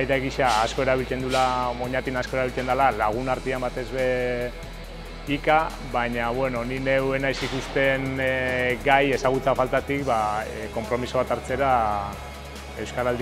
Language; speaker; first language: Basque; native; Basque